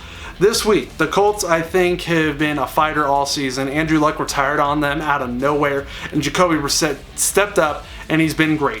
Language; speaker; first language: English; native; English